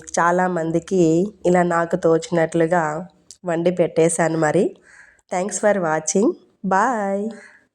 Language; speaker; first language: Telugu; non-native, local second language; Urdu